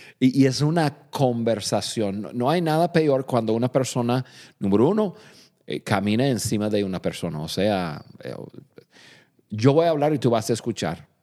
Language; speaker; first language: Spanish; non-native, fluent; English